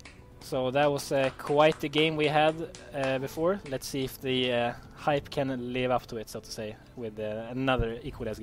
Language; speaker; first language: English; non-native, fluent; Swedish